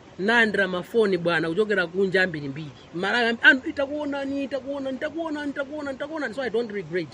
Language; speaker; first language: Nyanja; non-native, local second language; Tumbuka